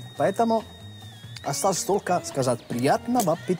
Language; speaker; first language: Russian; non-native, fluent; Italian